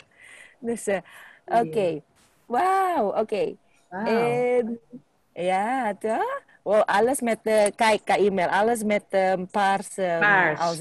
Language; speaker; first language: Dutch; non-native, learner; Indonesian